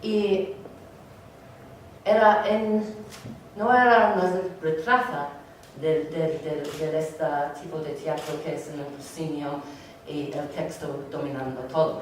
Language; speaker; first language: Spanish; non-native, learner; English